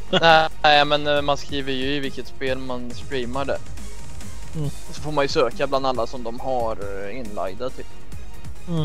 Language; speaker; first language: Swedish; native; Swedish